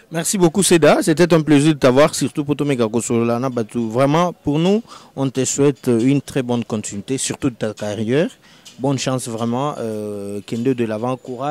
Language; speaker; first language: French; non-native, local second language; Lingala